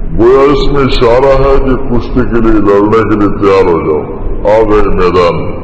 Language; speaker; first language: Urdu; non-native, local second language; Pashto